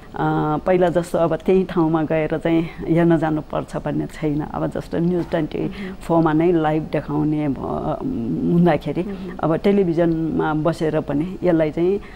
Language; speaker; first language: Nepali; non-native, local second language; Newari